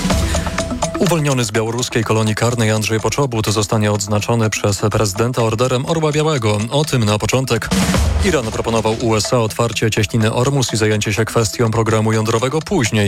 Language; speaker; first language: Polish; native; Polish